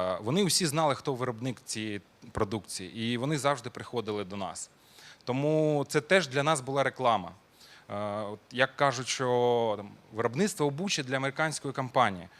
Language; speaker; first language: Ukrainian; non-native, local second language; Russian